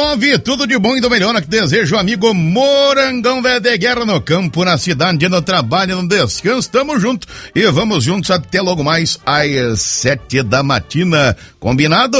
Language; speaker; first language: Portuguese; native; Portuguese